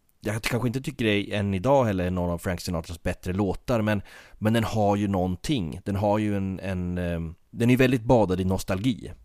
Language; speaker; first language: Swedish; native; Swedish